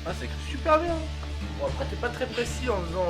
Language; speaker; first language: French; native; French